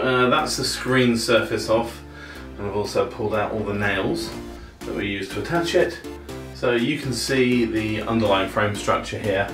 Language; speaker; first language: English; native; English